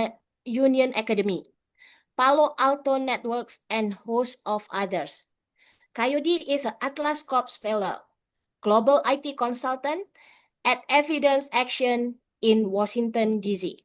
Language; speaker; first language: English; non-native, fluent; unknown